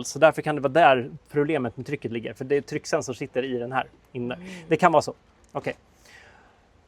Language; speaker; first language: Swedish; native; Swedish